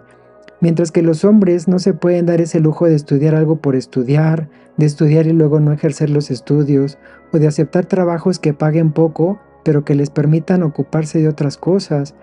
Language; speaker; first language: Spanish; native; Spanish